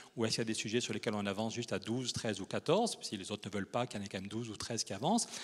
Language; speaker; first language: French; native; French